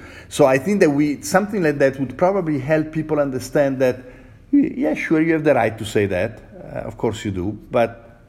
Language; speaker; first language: English; non-native, fluent; Italian